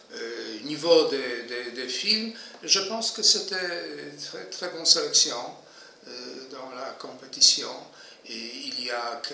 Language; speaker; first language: French; non-native, fluent; Polish